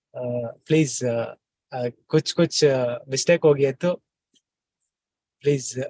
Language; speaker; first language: Hindi; non-native, learner; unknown